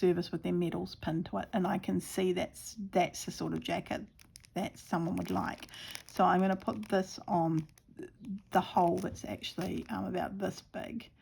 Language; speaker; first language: English; native; English